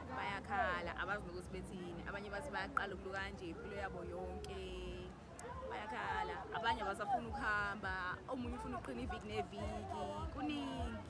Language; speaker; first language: Zulu; native; Zulu